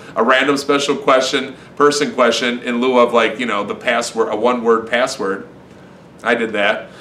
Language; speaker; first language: English; native; English